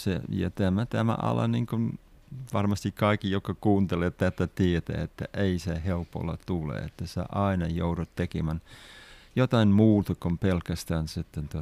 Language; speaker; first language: Finnish; non-native, fluent; English